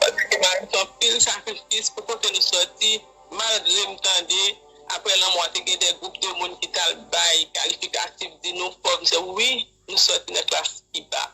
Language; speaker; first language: Haitian Creole; native; Haitian Creole